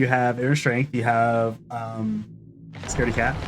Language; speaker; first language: English; native; English